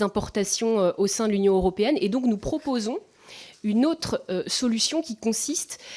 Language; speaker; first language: French; native; French